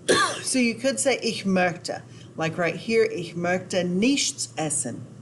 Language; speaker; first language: German; non-native, fluent; English